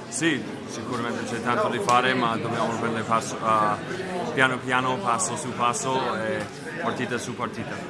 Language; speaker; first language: Italian; non-native, fluent; English